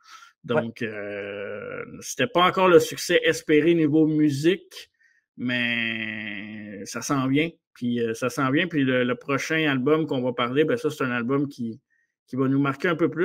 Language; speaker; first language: French; native; French